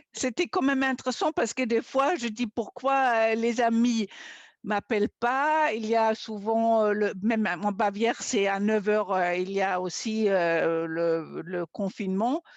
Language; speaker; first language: French; non-native, fluent; German